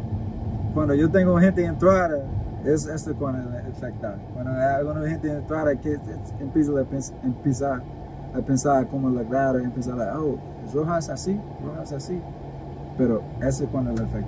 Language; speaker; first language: Spanish; non-native, learner; English